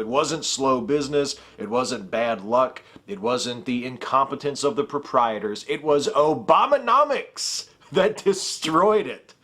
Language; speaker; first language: English; native; English